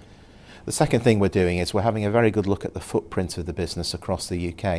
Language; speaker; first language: English; native; English